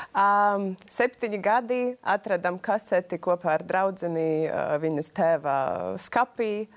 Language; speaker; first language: Latvian; non-native, local second language; Russian